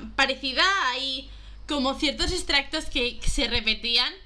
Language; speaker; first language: Spanish; native; Spanish